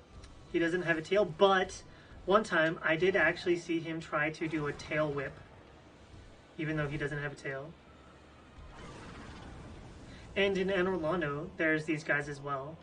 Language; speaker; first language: English; native; English